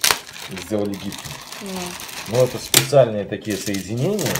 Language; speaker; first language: Russian; native; Russian